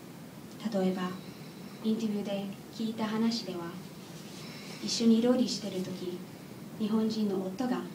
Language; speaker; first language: Japanese; non-native, learner; English